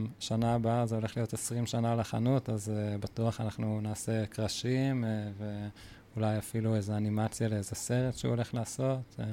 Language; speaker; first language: Hebrew; native; Hebrew